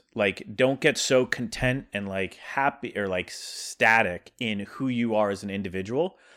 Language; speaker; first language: English; native; English